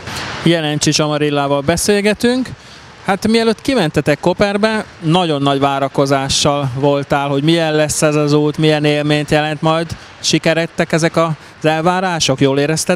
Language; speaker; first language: Hungarian; native; Hungarian